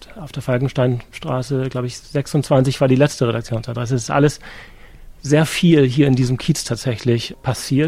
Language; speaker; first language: German; native; German